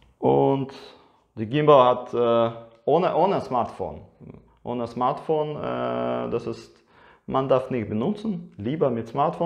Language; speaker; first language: German; non-native, learner; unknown